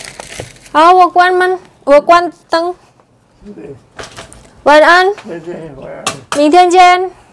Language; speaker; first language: Chinese; non-native, learner; Javanese